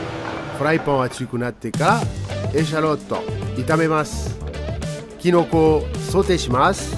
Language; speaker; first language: Japanese; non-native, fluent; French